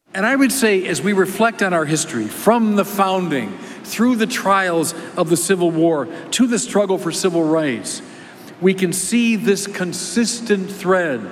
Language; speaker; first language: English; native; English